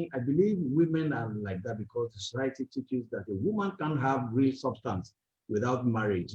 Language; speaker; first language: English; non-native, local second language; Yoruba